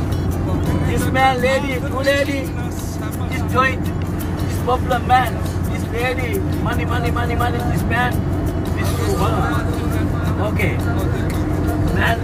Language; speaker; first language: English; non-native, learner; Sinhala